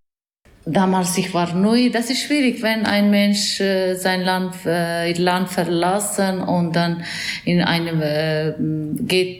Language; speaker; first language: German; non-native, learner; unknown